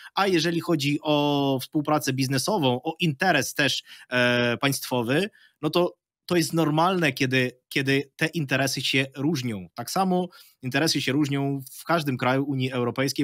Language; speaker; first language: Polish; non-native, fluent; Ukrainian